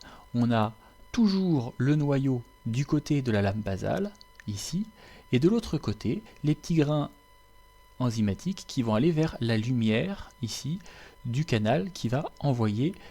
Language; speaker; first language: French; native; French